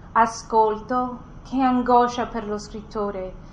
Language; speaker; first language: Italian; non-native, fluent; English